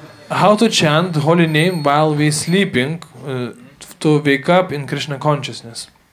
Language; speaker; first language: English; non-native, fluent; Lithuanian